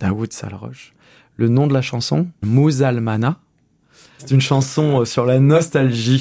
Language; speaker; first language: French; native; French